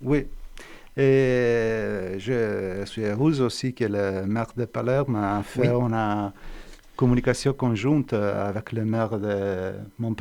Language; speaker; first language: French; non-native, fluent; Italian